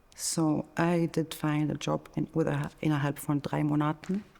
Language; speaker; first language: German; non-native, fluent; Arabic